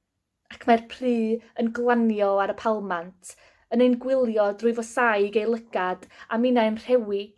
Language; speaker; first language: Welsh; native; Welsh